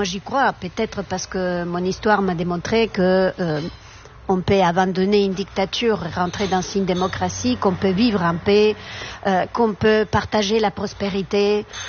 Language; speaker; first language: French; non-native, fluent; Spanish